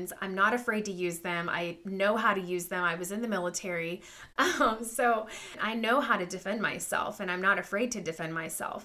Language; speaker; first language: English; native; English